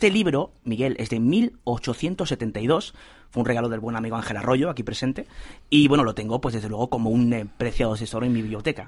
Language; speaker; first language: Spanish; native; Spanish